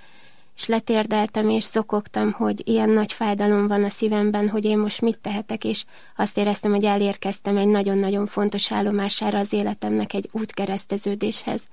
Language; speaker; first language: Hungarian; native; Hungarian